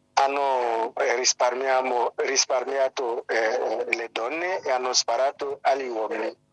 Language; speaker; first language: Italian; non-native, fluent; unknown